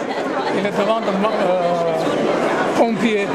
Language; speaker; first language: French; non-native, learner; Armenian